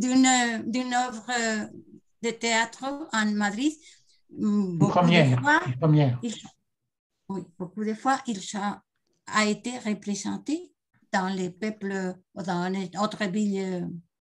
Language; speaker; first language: French; non-native, learner; Spanish